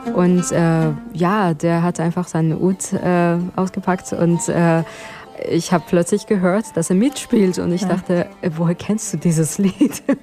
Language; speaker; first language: German; non-native, fluent; Persian